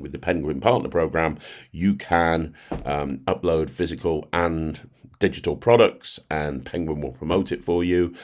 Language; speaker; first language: English; native; English